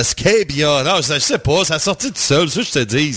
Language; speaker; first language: French; native; French